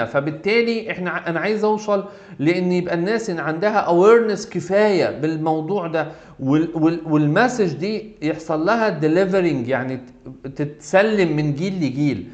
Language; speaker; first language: Arabic; native; Arabic